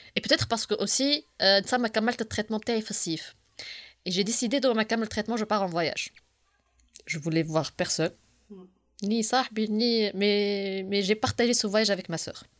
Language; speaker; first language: French; non-native, local second language; Arabic